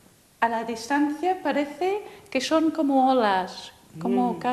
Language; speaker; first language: Spanish; non-native, fluent; English